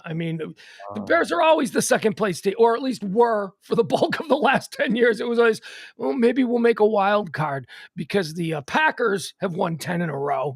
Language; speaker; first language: English; native; English